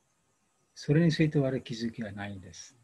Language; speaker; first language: Japanese; non-native, learner; Bangla